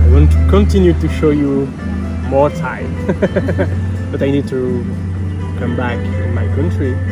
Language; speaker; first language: English; non-native, learner; French